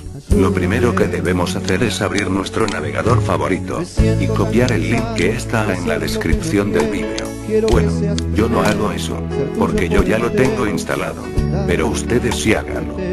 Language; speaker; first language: Spanish; native; Spanish